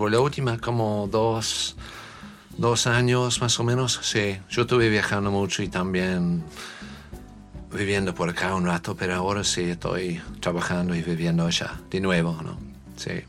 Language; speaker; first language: Spanish; non-native, learner; English